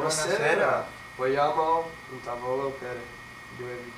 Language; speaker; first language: Italian; non-native, learner; English